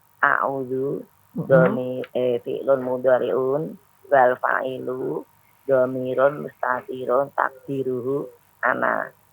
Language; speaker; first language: Arabic; non-native, learner; Indonesian